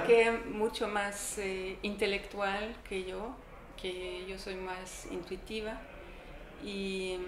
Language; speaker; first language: Spanish; non-native, learner; French